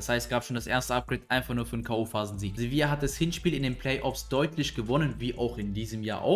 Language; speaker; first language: German; native; German